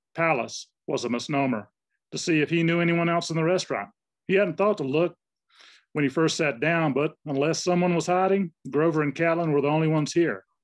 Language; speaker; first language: English; native; English